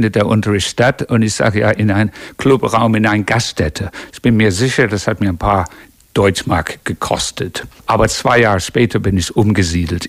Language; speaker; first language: German; non-native, fluent; English